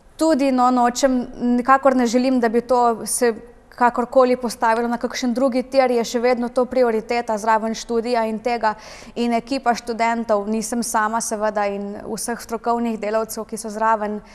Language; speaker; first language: Slovenian; native; Slovenian